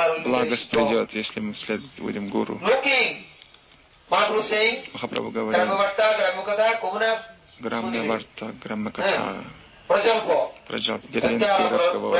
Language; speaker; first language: Russian; non-native, learner; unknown